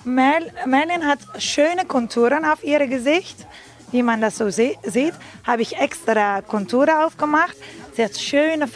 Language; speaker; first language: German; non-native, learner; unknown